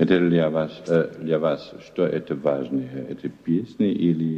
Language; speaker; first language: Russian; non-native, learner; German